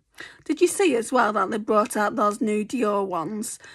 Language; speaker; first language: English; native; English